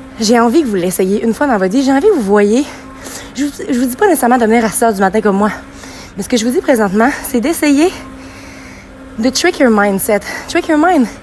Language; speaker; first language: French; native; French